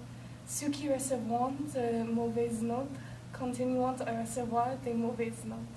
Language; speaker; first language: French; non-native, learner; English